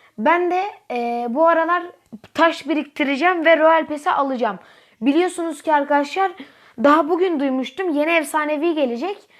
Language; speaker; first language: Turkish; native; Turkish